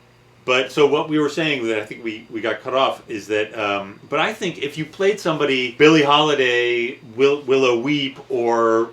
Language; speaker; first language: English; native; English